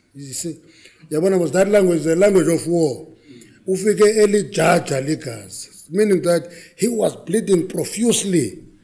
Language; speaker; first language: English; non-native, local second language; Xhosa